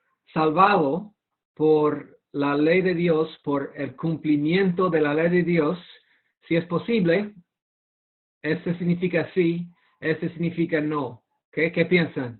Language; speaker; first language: Spanish; non-native, fluent; English